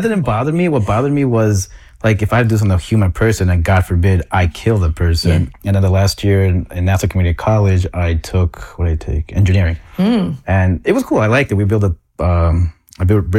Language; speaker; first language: English; non-native, local second language; Spanish